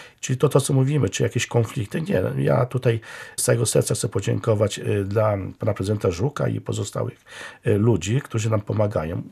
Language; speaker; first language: Polish; non-native, local second language; Romany